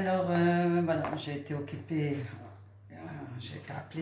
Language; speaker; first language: French; native; French